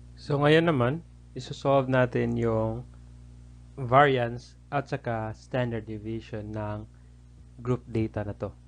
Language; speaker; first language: Filipino; native; Filipino